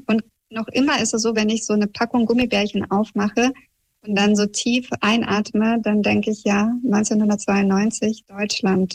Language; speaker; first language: German; early bilingual, other home language; Russian